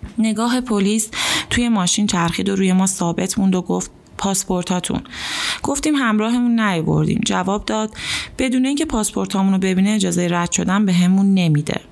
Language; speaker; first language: Persian; native; Persian